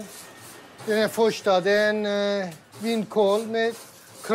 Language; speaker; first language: Swedish; non-native, learner; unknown